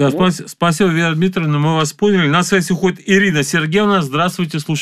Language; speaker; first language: Russian; native; Russian